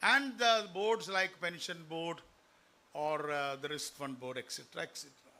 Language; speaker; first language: English; non-native, local second language; Malayalam